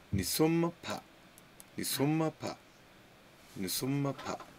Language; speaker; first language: French; non-native, learner; English